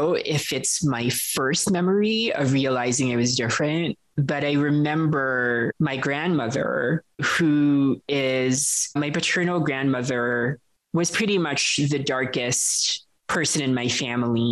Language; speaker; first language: English; non-native, local second language; Filipino